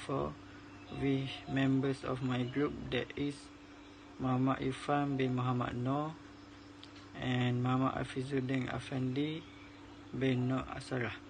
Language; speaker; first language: English; non-native, local second language; Malay